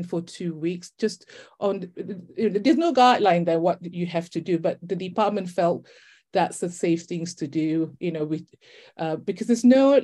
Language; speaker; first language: English; non-native, local second language; Malay